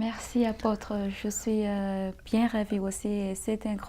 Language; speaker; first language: French; non-native, local second language; Malagasy